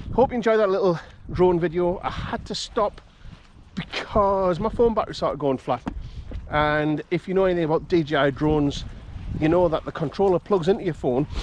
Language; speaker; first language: English; native; English